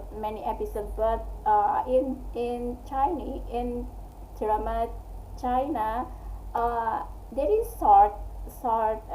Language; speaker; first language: English; non-native, learner; Indonesian